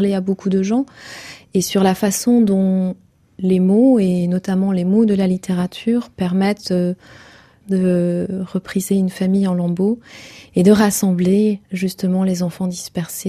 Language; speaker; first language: French; non-native, local second language; Kinyarwanda